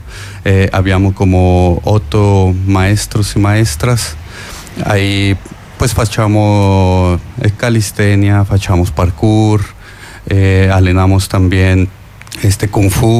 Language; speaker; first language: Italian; non-native, learner; Spanish